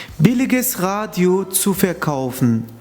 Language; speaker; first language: German; non-native, fluent; Turkish